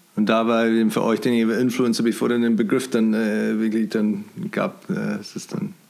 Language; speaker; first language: German; non-native, fluent; English